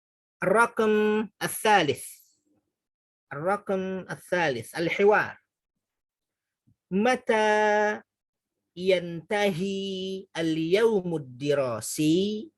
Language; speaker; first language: Arabic; non-native, fluent; Indonesian